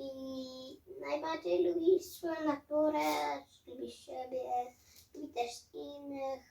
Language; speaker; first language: Polish; early bilingual, heritage; Samoan